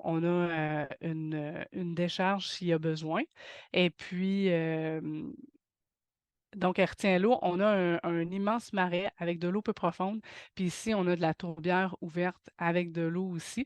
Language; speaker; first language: French; native; French